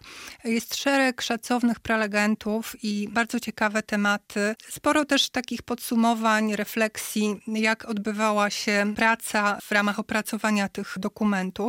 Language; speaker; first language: Polish; native; Polish